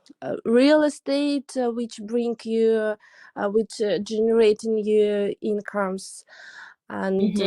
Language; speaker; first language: English; non-native, learner; Russian